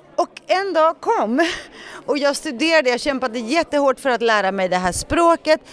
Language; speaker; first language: Swedish; early bilingual, other home language; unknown